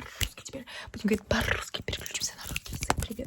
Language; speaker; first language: Russian; early bilingual, heritage; Russian